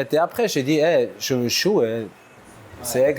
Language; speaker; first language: French; non-native, local second language; German